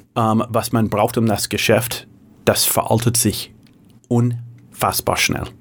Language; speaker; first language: German; non-native, fluent; English